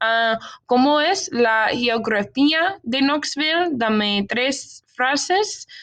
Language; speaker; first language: Spanish; non-native, learner; English